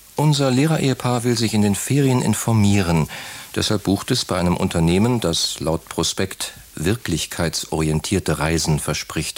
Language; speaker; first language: German; native; German